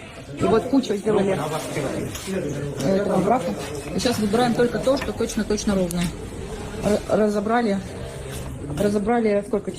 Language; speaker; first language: Russian; non-native, fluent; Uzbek